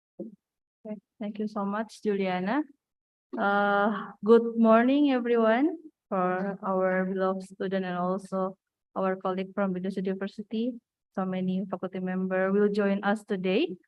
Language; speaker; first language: English; non-native, fluent; Indonesian